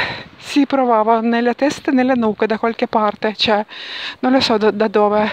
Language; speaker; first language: Italian; non-native, learner; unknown